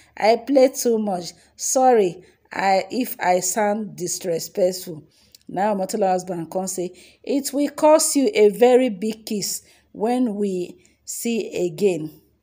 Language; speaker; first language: Nigerian Pidgin; non-native, local second language; Yoruba